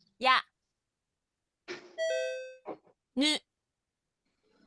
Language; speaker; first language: Japanese; non-native, learner; Filipino